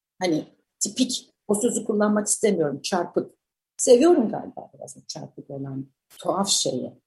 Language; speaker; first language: Turkish; native; Turkish